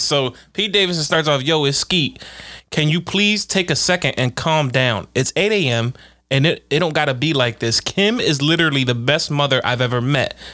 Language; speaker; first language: English; native; English